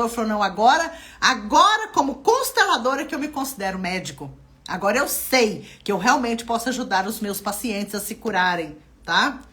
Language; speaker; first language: Portuguese; native; Portuguese